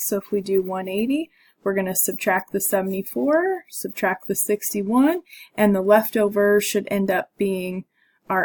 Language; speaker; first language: English; native; English